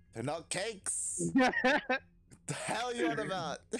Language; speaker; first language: English; native; English